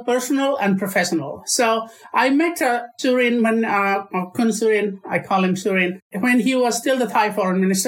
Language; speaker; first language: English; non-native, local second language; Odia